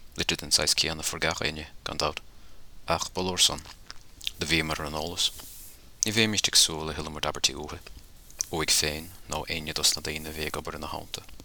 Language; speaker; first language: Irish; native; Irish